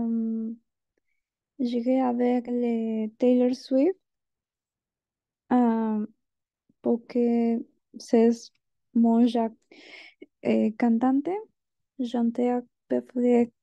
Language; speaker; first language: French; non-native, learner; Spanish